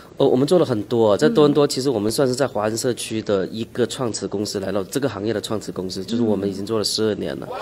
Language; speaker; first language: Chinese; non-native, local second language; Cantonese